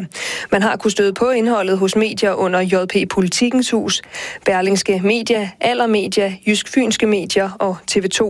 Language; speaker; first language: Danish; native; Danish